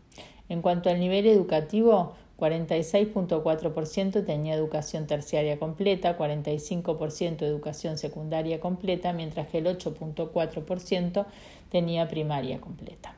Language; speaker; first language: Spanish; native; Spanish